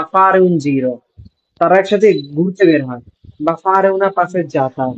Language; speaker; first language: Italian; non-native, fluent; Bangla